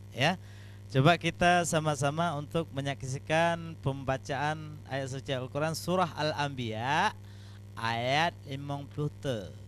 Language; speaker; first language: Malay; non-native, local second language; Achinese